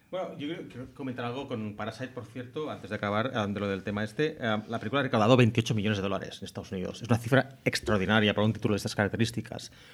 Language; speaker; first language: Spanish; native; Spanish